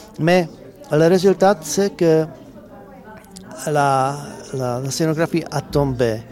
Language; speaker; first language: French; non-native, learner; Czech